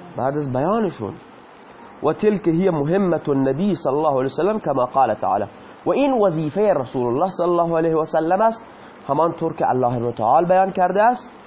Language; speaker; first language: Persian; native; Persian